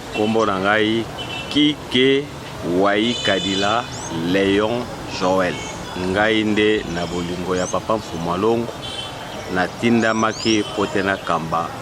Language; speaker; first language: Lingala; non-native, local second language; Kongo